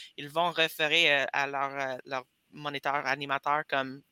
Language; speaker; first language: French; non-native, fluent; English